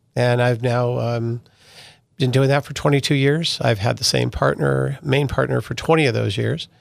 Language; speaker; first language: English; early bilingual, other home language; Italian